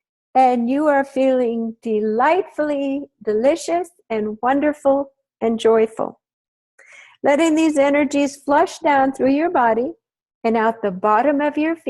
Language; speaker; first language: English; native; English